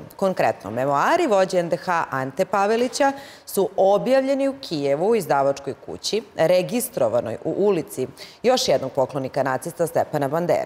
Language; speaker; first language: Serbian; native; Serbian